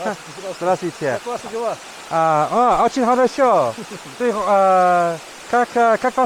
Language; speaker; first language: Russian; non-native, learner; English